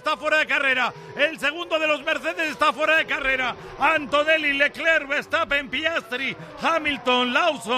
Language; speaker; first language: Spanish; native; Spanish